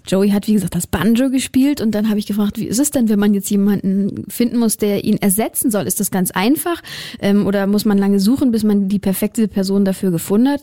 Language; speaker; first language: German; native; German